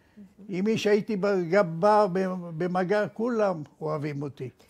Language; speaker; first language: Hebrew; non-native, fluent; Romanian